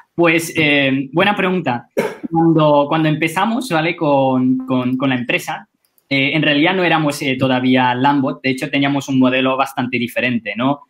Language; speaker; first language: Spanish; non-native, fluent; Chinese